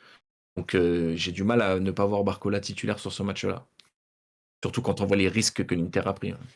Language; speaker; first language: French; native; French